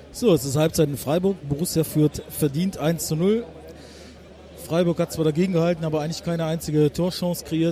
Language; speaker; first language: German; native; German